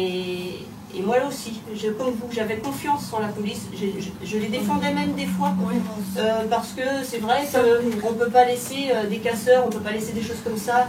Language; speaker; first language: French; native; French